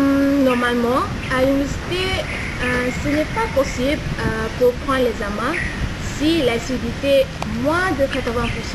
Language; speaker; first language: French; non-native, learner; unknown